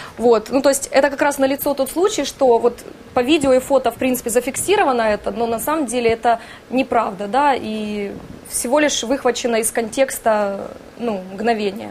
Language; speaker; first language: Russian; native; Russian